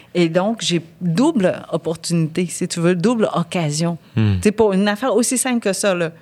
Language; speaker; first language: French; early bilingual, other home language; Vietnamese